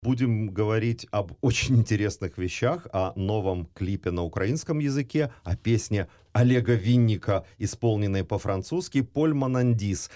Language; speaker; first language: Russian; native; Russian